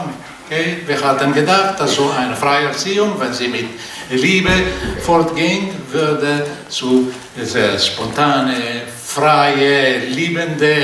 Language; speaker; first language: German; non-native, fluent; Portuguese